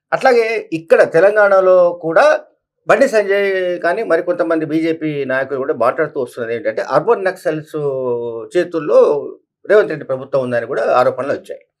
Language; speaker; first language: Telugu; native; Telugu